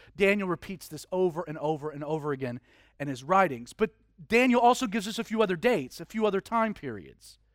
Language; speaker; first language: English; native; English